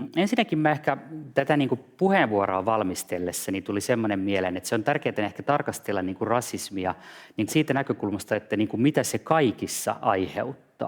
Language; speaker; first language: Finnish; non-native, local second language; Swedish